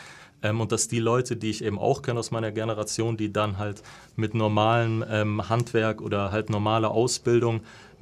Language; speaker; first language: German; native; German